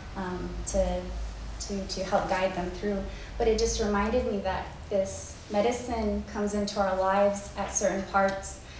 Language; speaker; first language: English; native; English